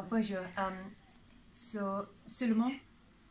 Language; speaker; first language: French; non-native, learner; English